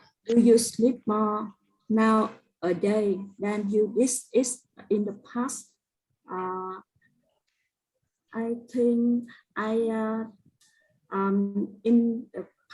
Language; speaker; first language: English; non-native, learner; Vietnamese